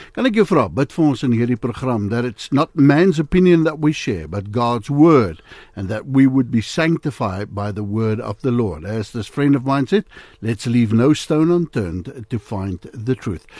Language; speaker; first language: English; non-native, local second language; Afrikaans